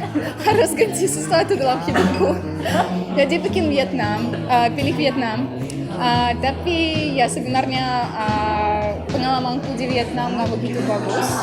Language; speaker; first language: Indonesian; non-native, fluent; Russian